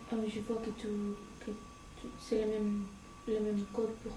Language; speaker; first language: French; non-native, learner; Spanish